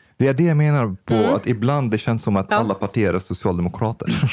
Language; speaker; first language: Swedish; non-native, fluent; Arabic